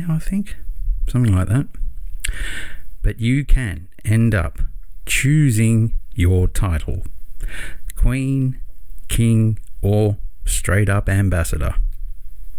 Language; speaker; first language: English; native; English